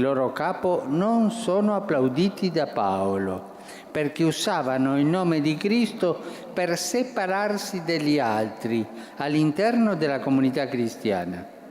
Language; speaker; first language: Italian; early bilingual, heritage; Spanish